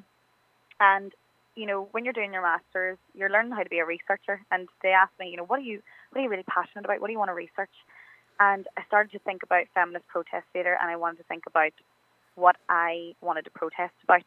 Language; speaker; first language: English; native; English